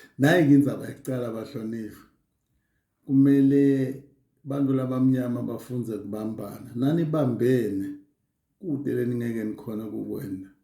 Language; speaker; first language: Zulu; non-native, local second language; Swati